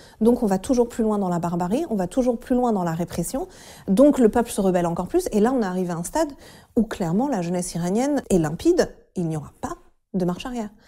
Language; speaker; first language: French; early bilingual, other home language; Persian